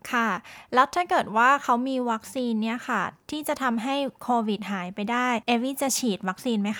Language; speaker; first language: Thai; native; Thai